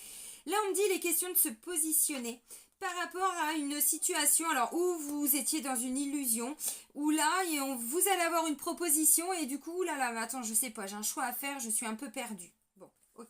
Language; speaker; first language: French; native; French